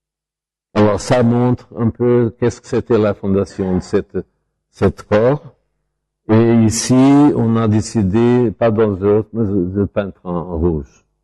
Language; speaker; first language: French; non-native, fluent; Portuguese